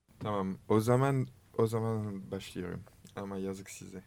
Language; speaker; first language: Turkish; non-native, learner; French